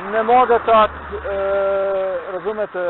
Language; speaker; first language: Polish; non-native, learner; Slovenian